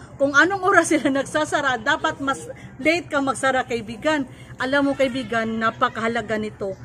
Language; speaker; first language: Filipino; non-native, local second language; Cebuano